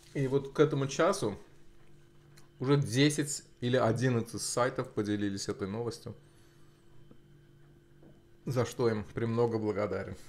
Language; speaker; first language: Russian; non-native, local second language; Azerbaijani